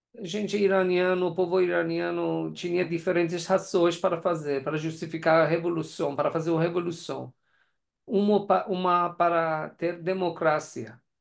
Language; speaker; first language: Portuguese; non-native, learner; Persian